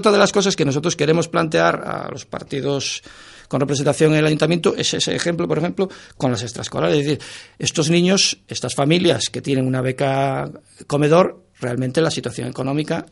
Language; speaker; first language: Spanish; native; Spanish